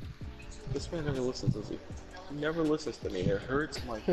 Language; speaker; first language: English; native; English